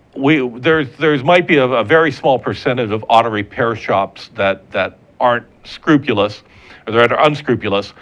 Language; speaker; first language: English; native; English